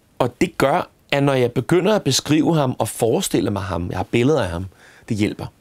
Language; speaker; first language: Danish; native; Danish